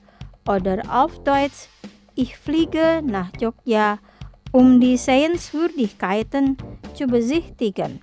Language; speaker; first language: German; non-native, fluent; Indonesian